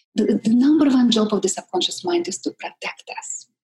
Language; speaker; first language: English; non-native, fluent; Russian